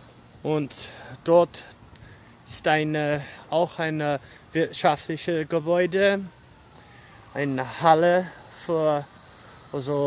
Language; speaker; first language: German; non-native, fluent; English